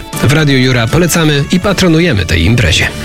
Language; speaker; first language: Polish; native; Polish